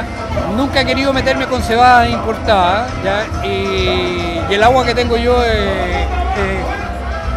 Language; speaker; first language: Spanish; native; Spanish